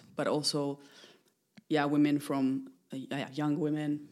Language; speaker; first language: English; non-native, fluent; Finnish